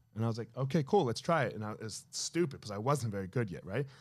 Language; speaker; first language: English; native; English